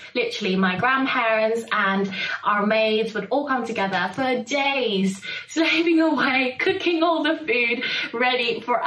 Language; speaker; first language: English; early bilingual, other home language; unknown